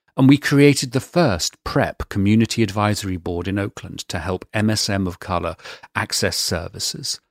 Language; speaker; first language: English; native; English